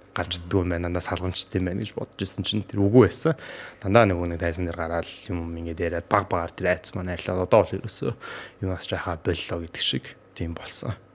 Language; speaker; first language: Mongolian; native; Mongolian